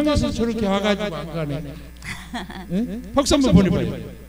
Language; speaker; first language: Korean; native; Korean